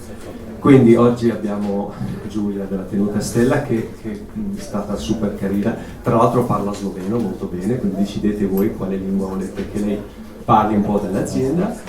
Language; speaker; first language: Italian; native; Italian